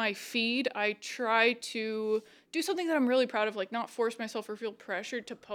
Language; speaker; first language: English; native; English